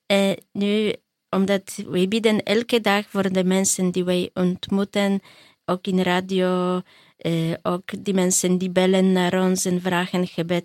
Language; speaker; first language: Dutch; non-native, learner; Polish